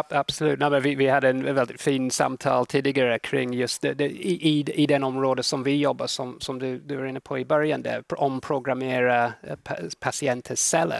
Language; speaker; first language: Swedish; non-native, fluent; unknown